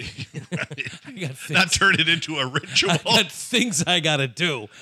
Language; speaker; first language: English; native; English